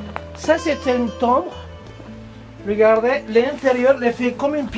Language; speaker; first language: French; non-native, fluent; Turkish